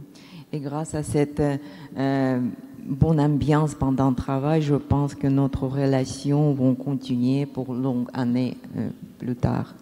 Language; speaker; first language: French; non-native, learner; Russian